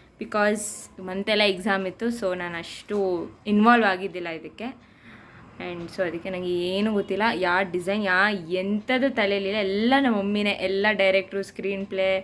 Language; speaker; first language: Kannada; non-native, local second language; Tamil